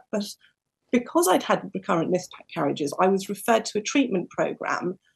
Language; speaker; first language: English; native; English